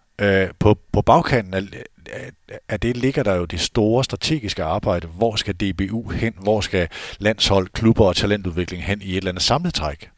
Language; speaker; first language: Danish; native; Danish